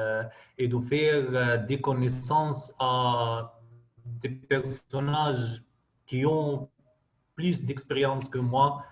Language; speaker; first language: French; non-native, fluent; Arabic